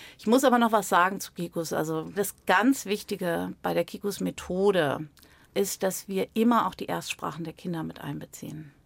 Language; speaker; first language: German; native; German